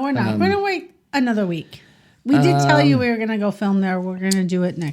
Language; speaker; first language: English; native; English